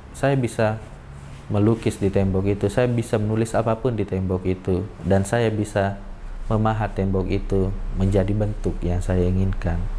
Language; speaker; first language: Indonesian; non-native, local second language; Buginese